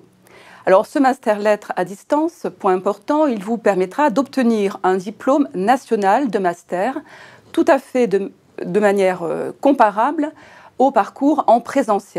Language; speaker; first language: French; native; French